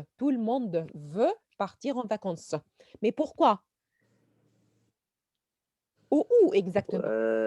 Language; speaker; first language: French; non-native, fluent; Arabic